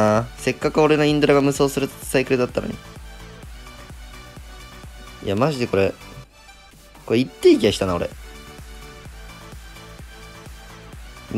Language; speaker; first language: Japanese; native; Japanese